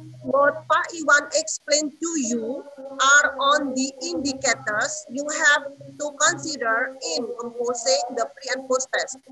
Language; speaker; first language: English; non-native, fluent; Indonesian